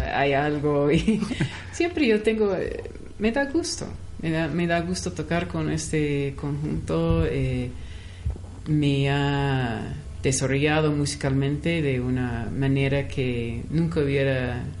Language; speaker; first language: Spanish; non-native, fluent; English